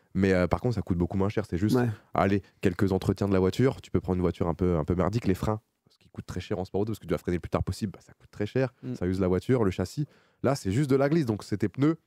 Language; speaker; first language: French; native; French